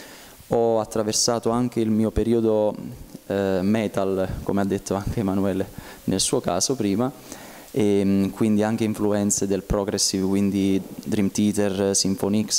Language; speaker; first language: Italian; native; Italian